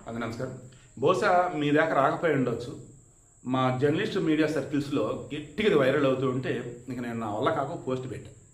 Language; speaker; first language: Telugu; native; Telugu